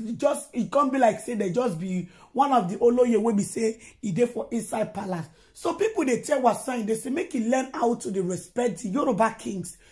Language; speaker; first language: Nigerian Pidgin; non-native, local second language; Yoruba